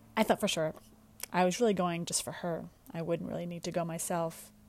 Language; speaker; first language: English; native; English